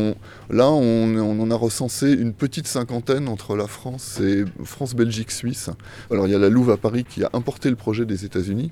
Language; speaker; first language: French; native; French